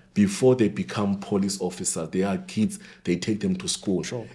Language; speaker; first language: English; non-native, local second language; Xhosa